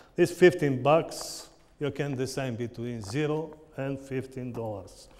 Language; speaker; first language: English; non-native, learner; Bulgarian